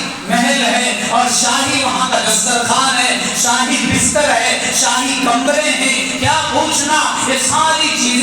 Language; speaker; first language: Urdu; native; Urdu